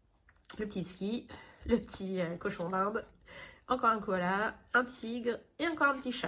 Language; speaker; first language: French; native; French